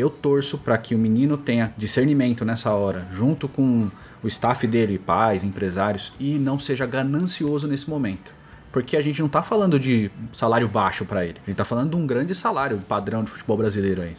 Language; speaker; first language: Portuguese; native; Portuguese